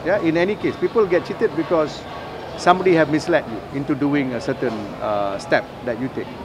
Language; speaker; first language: English; non-native, local second language; Malay